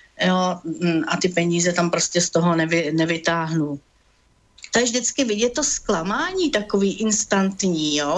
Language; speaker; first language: Czech; native; Czech